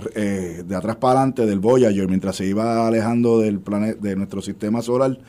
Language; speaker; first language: Spanish; native; Spanish